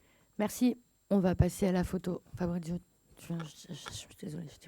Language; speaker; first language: French; native; French